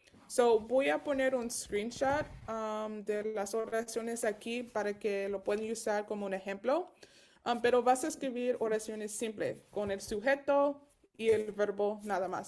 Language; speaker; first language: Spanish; early bilingual, heritage; Spanish